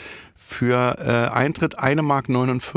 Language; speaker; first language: German; native; German